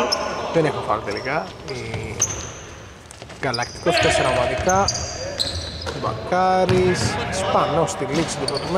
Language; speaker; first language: Greek; native; Greek